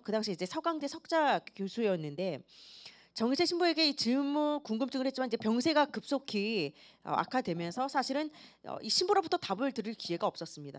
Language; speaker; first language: Korean; native; Korean